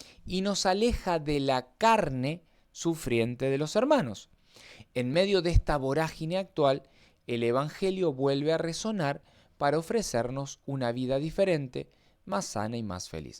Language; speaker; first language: Spanish; native; Spanish